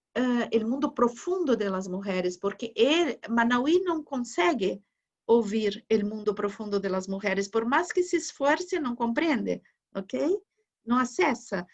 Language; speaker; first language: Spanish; non-native, learner; Portuguese